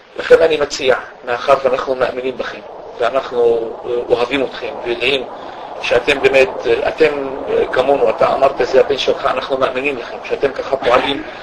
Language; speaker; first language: Hebrew; non-native, local second language; Arabic